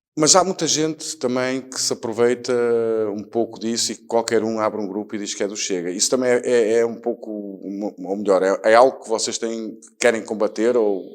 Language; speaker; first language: Portuguese; native; Portuguese